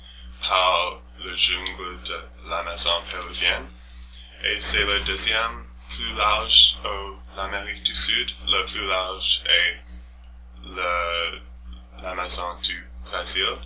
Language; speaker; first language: French; non-native, learner; English